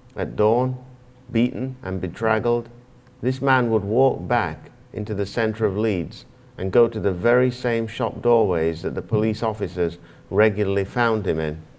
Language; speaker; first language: English; native; English